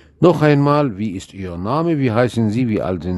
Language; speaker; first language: German; non-native, fluent; Arabic